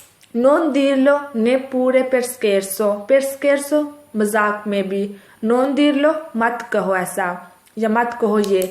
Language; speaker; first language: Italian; non-native, fluent; Urdu